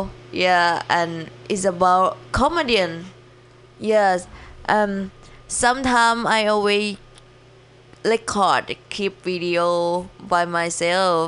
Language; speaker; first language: English; non-native, learner; Thai